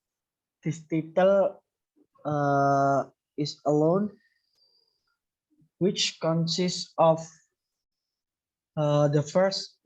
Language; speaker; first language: English; non-native, learner; Indonesian